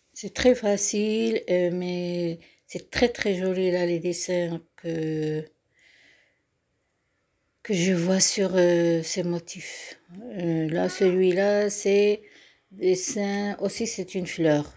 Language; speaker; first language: French; non-native, local second language; Arabic